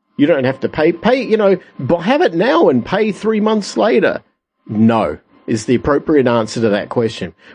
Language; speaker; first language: English; native; English